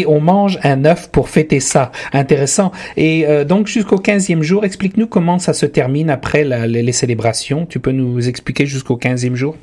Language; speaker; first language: French; native; French